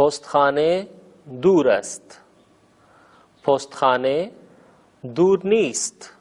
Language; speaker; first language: Persian; non-native, fluent; Urdu